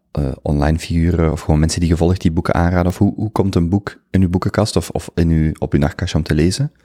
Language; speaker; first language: Dutch; native; Dutch